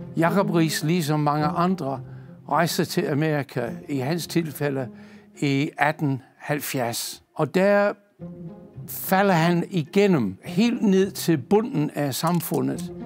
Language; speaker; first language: Danish; non-native, fluent; English